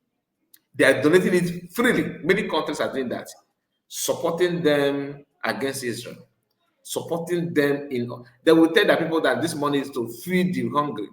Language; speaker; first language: English; non-native, local second language; Igbo